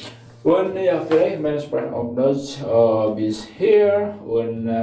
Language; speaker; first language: German; non-native, learner; Indonesian